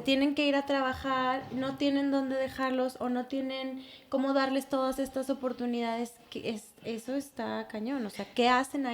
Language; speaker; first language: Spanish; native; Spanish